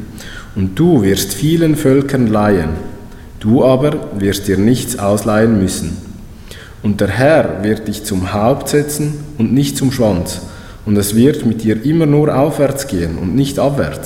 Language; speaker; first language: German; native; German